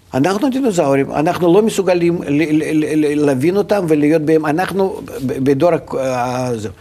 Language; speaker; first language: Hebrew; non-native, fluent; Russian